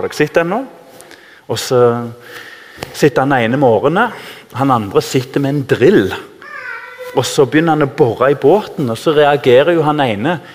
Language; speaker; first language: Norwegian; native; Norwegian